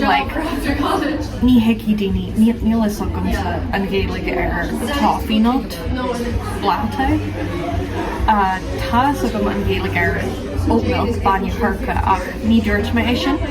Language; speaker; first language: Irish; non-native, local second language; English